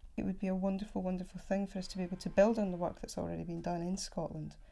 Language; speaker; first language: English; native; English